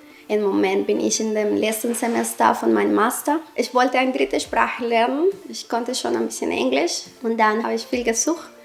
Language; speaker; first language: German; non-native, fluent; Spanish